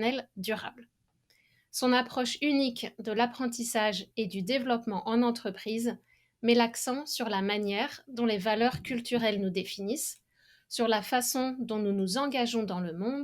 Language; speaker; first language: French; native; French